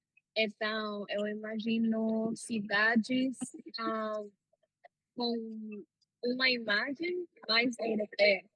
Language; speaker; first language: Portuguese; non-native, learner; Spanish